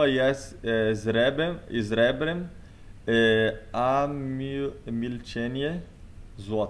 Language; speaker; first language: Polish; non-native, learner; Portuguese